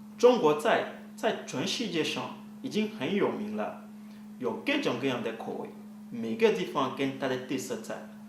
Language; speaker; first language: Chinese; non-native, learner; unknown